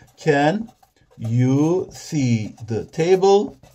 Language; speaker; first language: English; non-native, fluent; Turkish